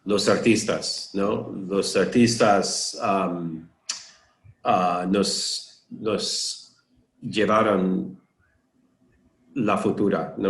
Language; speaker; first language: Spanish; non-native, learner; English